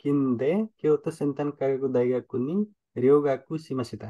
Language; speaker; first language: Japanese; non-native, fluent; Nepali